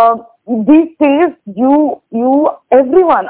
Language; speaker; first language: English; non-native, local second language; Bangla